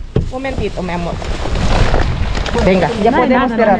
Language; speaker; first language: Spanish; non-native, learner; Filipino